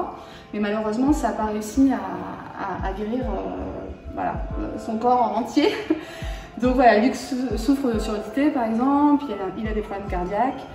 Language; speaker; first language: French; native; French